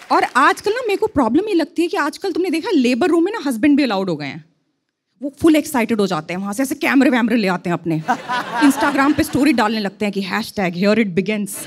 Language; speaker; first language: Hindi; native; Hindi